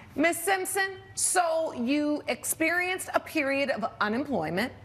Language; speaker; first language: English; native; English